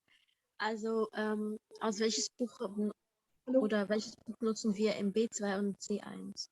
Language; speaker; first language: German; non-native, learner; Arabic